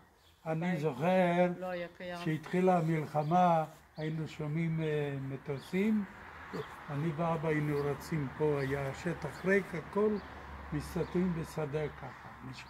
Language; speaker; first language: Hebrew; non-native, fluent; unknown